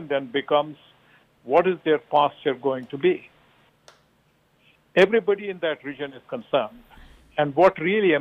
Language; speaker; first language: English; non-native, local second language; Kashmiri